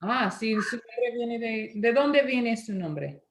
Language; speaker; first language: Spanish; non-native, fluent; English